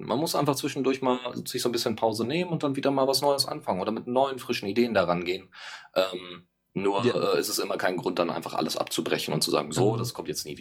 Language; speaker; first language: German; native; German